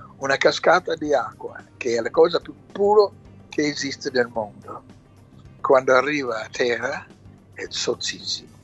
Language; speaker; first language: Italian; non-native, fluent; English